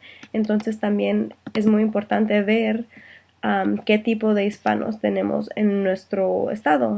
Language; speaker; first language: Spanish; early bilingual, heritage; Spanish